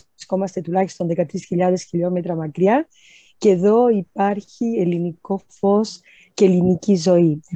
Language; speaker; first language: Greek; early bilingual, heritage; Greek